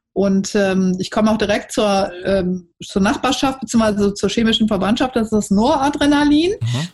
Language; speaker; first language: German; native; German